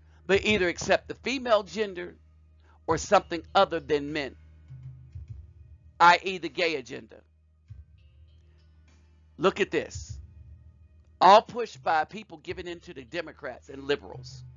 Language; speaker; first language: English; native; English